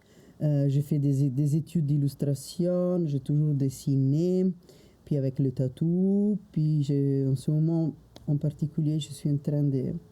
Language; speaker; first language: French; non-native, fluent; Italian